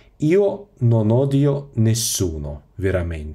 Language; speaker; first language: Italian; non-native, fluent; Russian